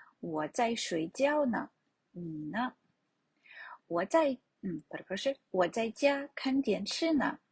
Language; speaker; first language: Chinese; non-native, fluent; Ukrainian